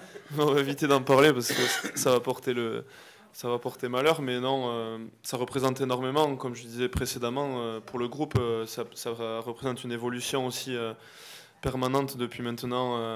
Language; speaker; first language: French; native; French